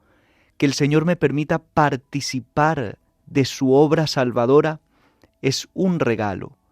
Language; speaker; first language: Spanish; native; Spanish